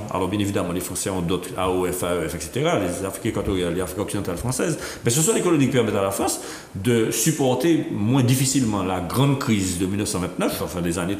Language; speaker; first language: French; native; French